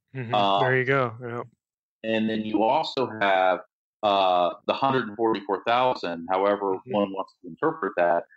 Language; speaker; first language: English; native; English